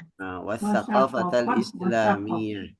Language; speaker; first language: Arabic; non-native, fluent; Indonesian